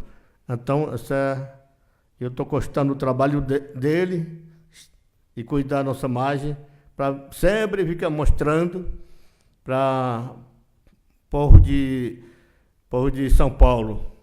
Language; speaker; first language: Portuguese; non-native, local second language; Yanomámi